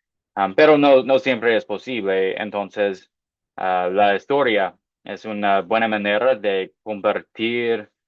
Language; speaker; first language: Spanish; non-native, fluent; English